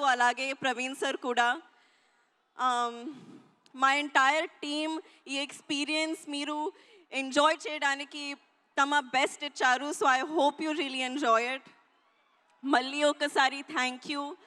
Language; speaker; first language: Telugu; non-native, fluent; Hindi